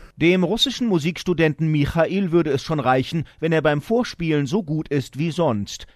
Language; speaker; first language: German; native; German